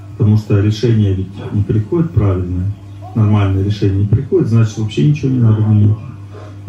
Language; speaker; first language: Russian; native; Russian